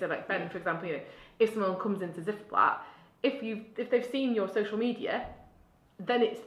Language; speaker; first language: English; native; English